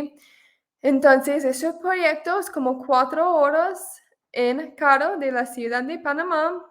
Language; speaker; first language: Spanish; non-native, fluent; English